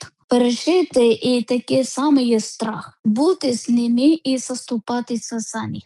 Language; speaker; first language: Ukrainian; non-native, learner; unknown